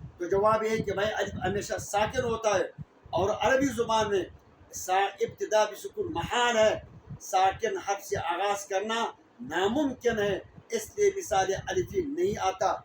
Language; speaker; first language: Urdu; non-native, local second language; Pashto